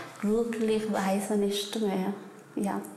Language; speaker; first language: German; non-native, learner; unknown